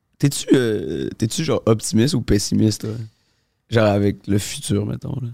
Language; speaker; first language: French; native; French